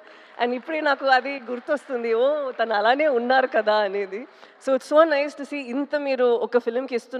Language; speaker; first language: Telugu; non-native, fluent; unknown